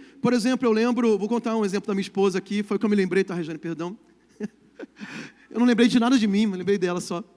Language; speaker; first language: Portuguese; native; Portuguese